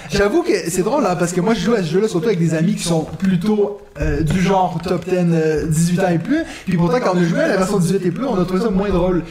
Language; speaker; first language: French; non-native, local second language; German